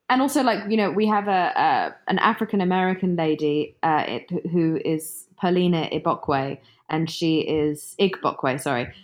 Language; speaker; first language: English; native; English